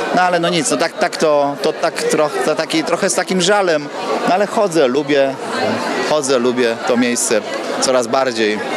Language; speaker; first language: Polish; native; Polish